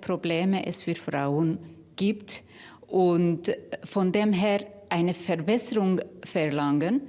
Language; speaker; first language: German; non-native, fluent; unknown